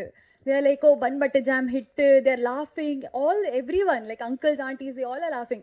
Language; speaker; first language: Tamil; non-native, learner; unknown